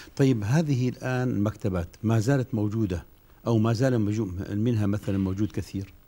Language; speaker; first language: Arabic; native; Arabic